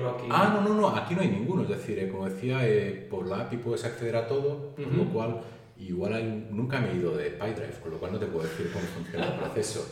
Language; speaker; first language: Spanish; native; Spanish